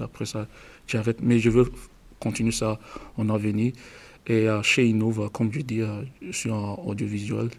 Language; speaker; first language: French; non-native, learner; English